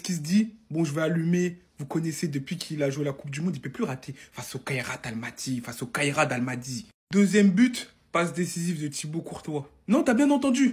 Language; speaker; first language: French; native; French